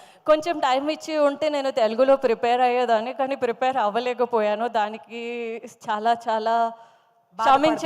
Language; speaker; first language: Telugu; non-native, learner; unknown